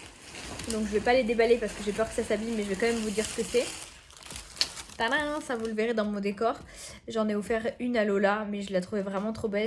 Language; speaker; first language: French; native; French